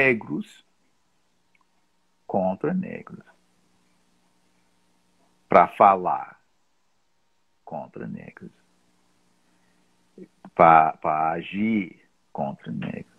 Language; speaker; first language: Portuguese; non-native, fluent; English